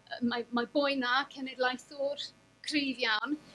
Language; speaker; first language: Welsh; non-native, fluent; English